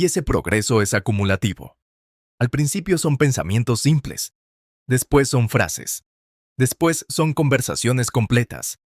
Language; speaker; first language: Spanish; non-native, fluent; English